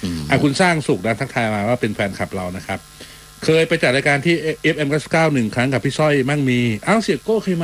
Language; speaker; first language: Thai; native; Thai